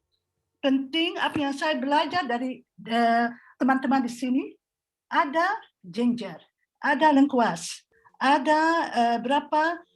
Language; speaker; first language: Indonesian; non-native, fluent; Dutch